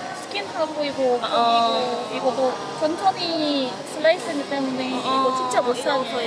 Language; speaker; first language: Korean; non-native, learner; Indonesian